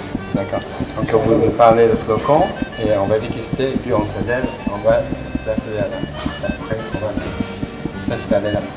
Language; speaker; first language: French; non-native, fluent; Chinese